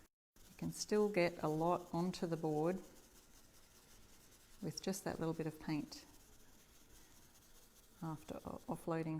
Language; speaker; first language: English; native; English